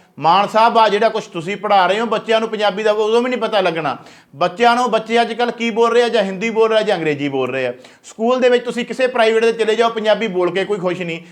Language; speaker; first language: Punjabi; native; Punjabi